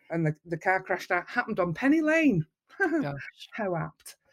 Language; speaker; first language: English; native; English